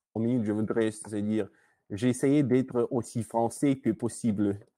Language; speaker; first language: French; non-native, learner; Russian